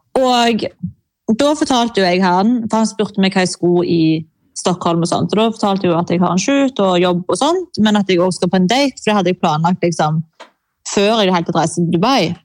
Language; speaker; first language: Norwegian; native; Norwegian